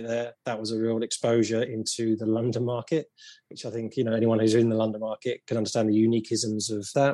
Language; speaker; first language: English; native; English